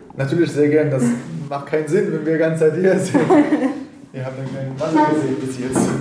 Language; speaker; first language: German; non-native, fluent; Persian